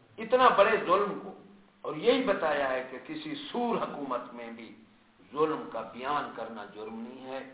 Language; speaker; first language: Urdu; non-native, local second language; Punjabi